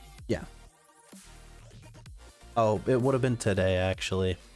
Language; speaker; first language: English; native; English